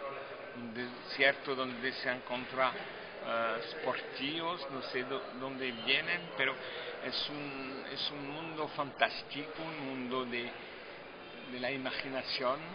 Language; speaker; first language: Spanish; non-native, fluent; French